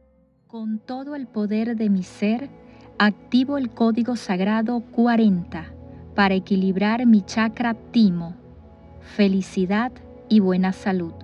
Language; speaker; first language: Spanish; native; Spanish